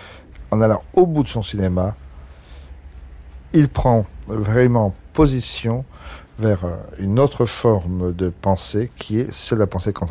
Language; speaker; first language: French; native; French